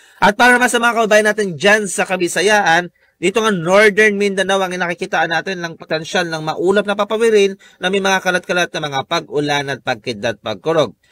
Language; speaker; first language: Filipino; native; Filipino